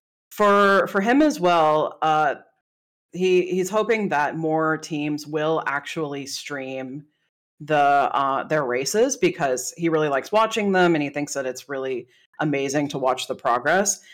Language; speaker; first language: English; native; English